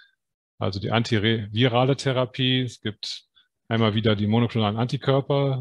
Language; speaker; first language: German; native; German